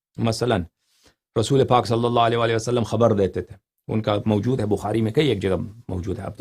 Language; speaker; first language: Urdu; non-native, fluent; Persian